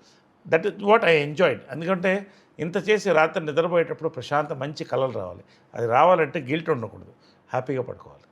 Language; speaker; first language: Telugu; native; Telugu